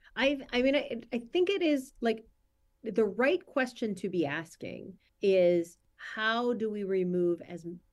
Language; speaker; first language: English; native; English